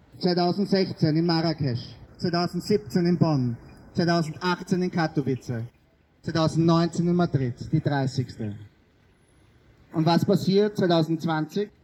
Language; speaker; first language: German; native; German